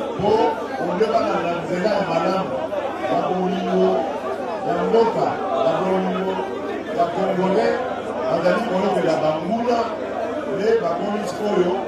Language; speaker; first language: Lingala; non-native, local second language; Luba-Lulua